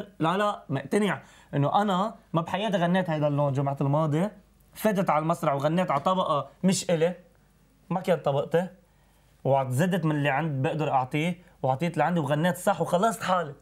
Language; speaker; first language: Arabic; native; Arabic